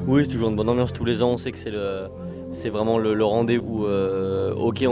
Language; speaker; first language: French; native; French